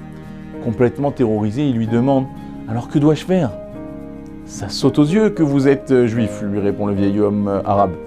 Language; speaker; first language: French; native; French